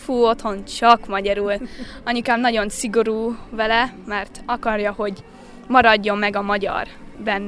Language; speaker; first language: Hungarian; early bilingual, heritage; Hungarian